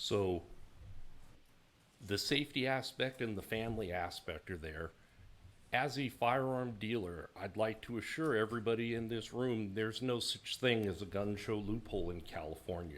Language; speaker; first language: English; native; English